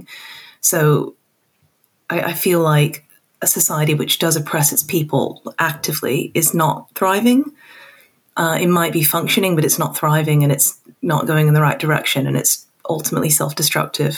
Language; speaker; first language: English; native; English